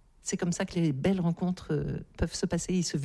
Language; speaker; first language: French; native; French